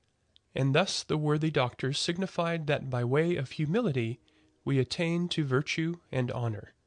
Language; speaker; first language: English; native; English